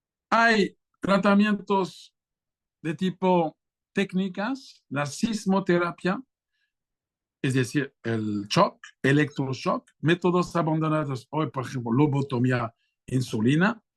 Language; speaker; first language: Spanish; non-native, fluent; French